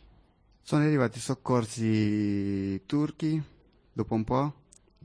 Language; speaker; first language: Italian; non-native, fluent; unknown